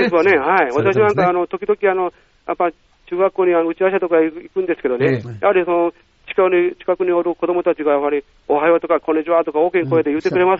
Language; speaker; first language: Japanese; native; Japanese